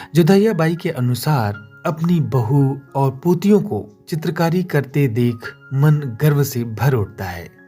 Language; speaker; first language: Hindi; native; Hindi